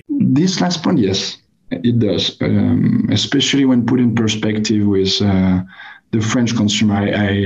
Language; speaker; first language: English; non-native, fluent; French